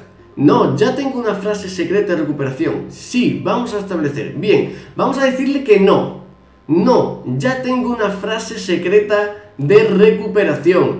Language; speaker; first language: Spanish; native; Spanish